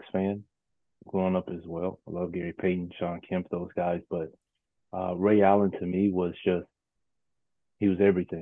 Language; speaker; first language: English; native; English